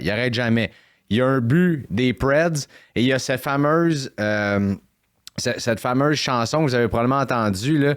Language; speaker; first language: French; native; French